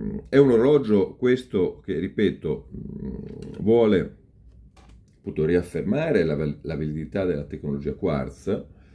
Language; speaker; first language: Italian; native; Italian